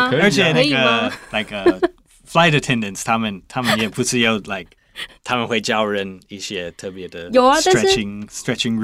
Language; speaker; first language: Chinese; non-native, learner; English